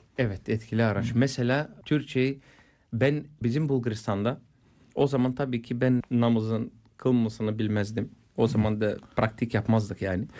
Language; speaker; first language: Turkish; non-native, fluent; Bulgarian